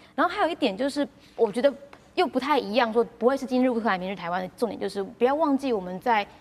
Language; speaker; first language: Chinese; native; Chinese